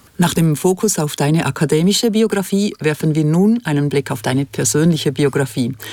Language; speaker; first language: German; native; German